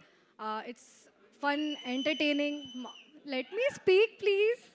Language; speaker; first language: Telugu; non-native, fluent; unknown